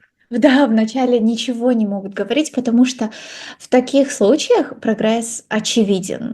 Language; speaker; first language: Russian; non-native, local second language; Kazakh